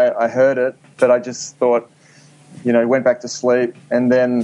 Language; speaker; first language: English; native; English